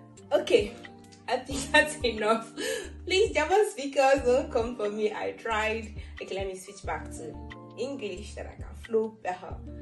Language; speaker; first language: English; non-native, local second language; Yoruba